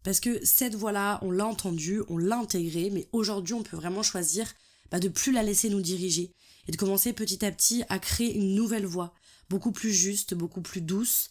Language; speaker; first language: French; native; French